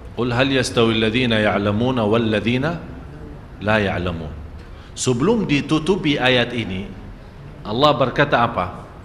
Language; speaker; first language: Malay; non-native, fluent; Arabic